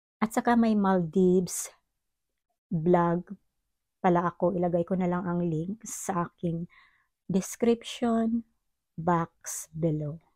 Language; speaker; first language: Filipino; non-native, local second language; Cebuano